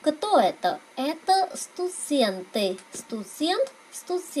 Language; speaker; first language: Russian; non-native, fluent; Vietnamese